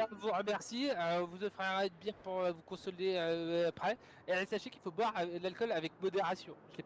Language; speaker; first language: French; native; French